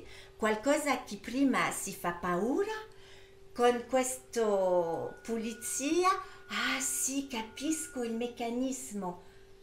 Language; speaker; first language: Italian; early bilingual, heritage; French